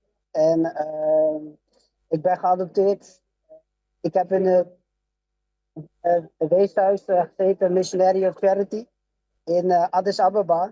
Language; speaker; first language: Dutch; early bilingual, other home language; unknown